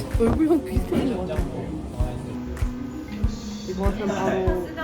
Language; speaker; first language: Korean; native; Korean